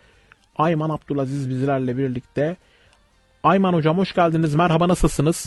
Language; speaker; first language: Turkish; native; Turkish